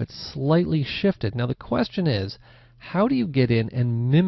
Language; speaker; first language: English; native; English